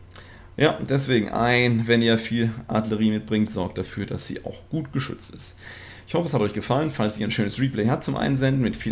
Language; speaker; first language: German; native; German